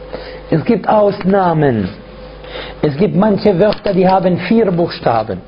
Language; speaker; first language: German; non-native, fluent; Arabic